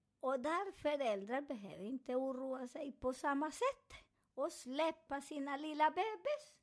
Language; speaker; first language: Swedish; non-native, fluent; Spanish